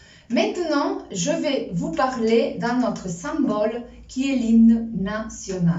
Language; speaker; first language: French; non-native, fluent; Spanish